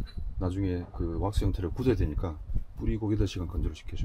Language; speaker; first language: Korean; native; Korean